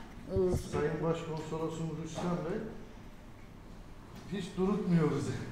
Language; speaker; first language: Turkish; native; Turkish